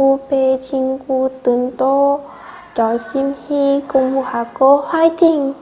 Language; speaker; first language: Korean; non-native, learner; Vietnamese